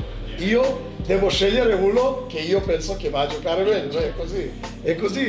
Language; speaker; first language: Italian; non-native, fluent; Serbian